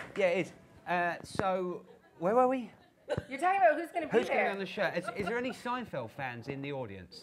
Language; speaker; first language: English; native; English